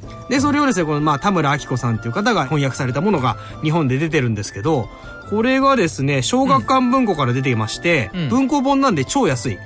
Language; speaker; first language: Japanese; native; Japanese